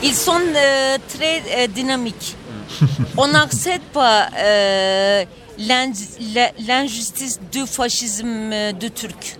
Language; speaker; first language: French; non-native, learner; Turkish